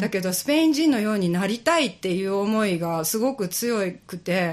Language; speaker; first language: Japanese; native; Japanese